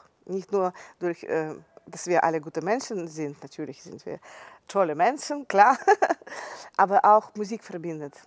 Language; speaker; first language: German; non-native, fluent; Ukrainian